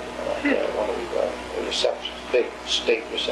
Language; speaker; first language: English; native; English